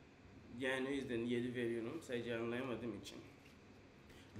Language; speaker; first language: Turkish; non-native, learner; English